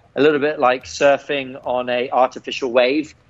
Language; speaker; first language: English; native; English